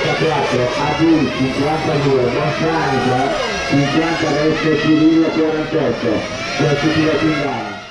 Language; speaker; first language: Italian; native; Italian